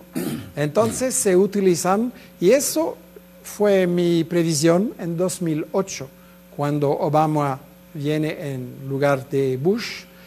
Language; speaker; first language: Spanish; non-native, fluent; French